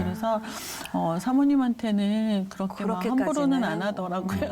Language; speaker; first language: Korean; native; Korean